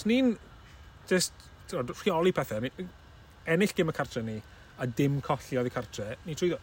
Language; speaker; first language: Welsh; native; Welsh